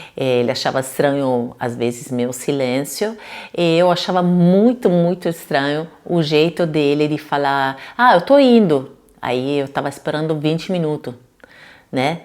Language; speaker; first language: Portuguese; non-native, fluent; Italian